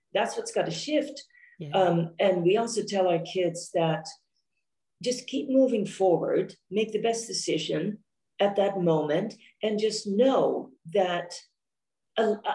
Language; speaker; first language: English; non-native, fluent; Dutch